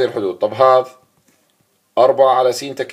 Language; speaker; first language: Arabic; native; Arabic